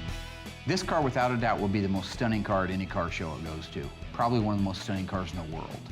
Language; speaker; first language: English; native; English